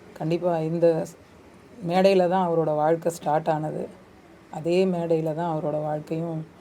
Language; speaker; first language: Tamil; native; Tamil